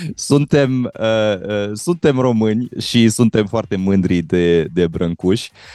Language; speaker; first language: Romanian; non-native, fluent; German